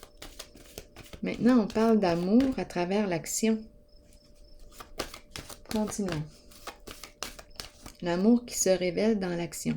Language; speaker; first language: French; native; French